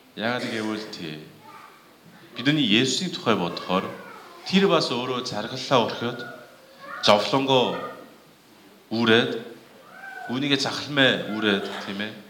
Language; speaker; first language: Mongolian; non-native, fluent; Korean